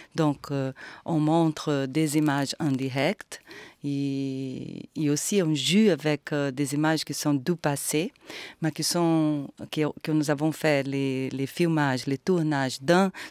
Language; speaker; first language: French; non-native, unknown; Portuguese